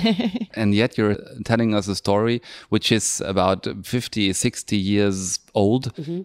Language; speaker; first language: English; non-native, fluent; German